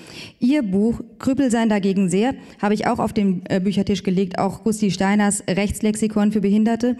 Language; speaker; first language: German; native; German